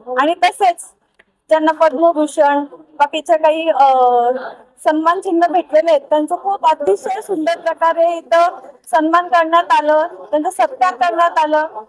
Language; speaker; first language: Marathi; non-native, local second language; Telugu